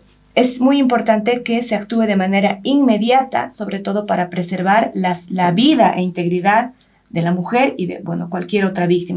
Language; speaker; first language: Spanish; native; Spanish